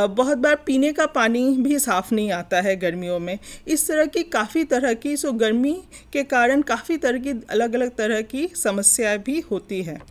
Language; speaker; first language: Hindi; non-native, local second language; Bangla